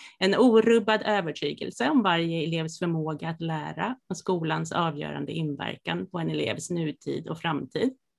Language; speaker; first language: Swedish; native; Swedish